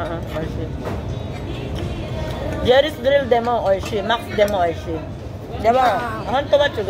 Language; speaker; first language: Japanese; non-native, learner; Filipino